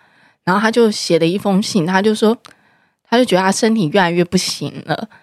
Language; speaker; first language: Chinese; native; Chinese